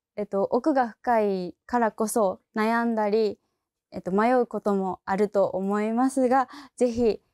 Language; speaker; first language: Japanese; native; Japanese